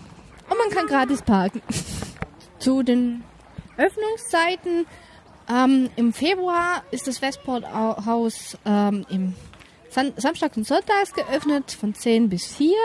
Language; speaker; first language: German; native; German